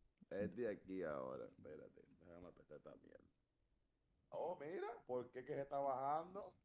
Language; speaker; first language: Spanish; early bilingual, heritage; Spanish